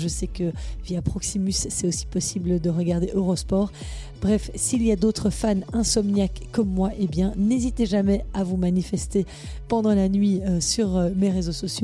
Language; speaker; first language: French; native; French